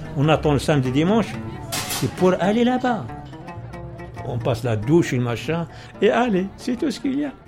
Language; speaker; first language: French; non-native, learner; Arabic